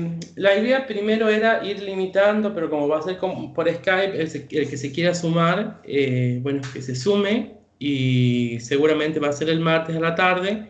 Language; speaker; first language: Spanish; native; Spanish